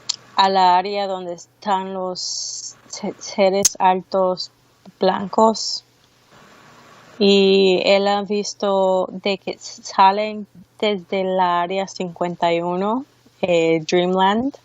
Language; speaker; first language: Spanish; early bilingual, heritage; Spanish